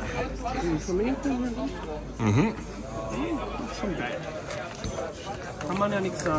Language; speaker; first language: German; native; German